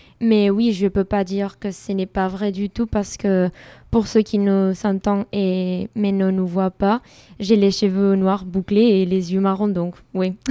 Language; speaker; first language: French; non-native, fluent; Spanish